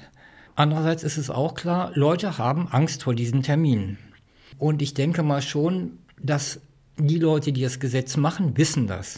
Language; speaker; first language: German; native; German